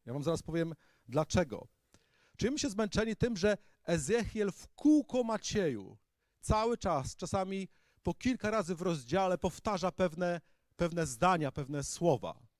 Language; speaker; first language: Polish; native; Polish